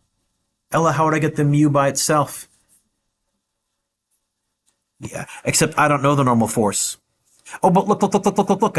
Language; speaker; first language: English; native; English